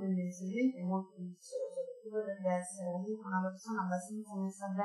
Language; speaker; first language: Italian; native; Italian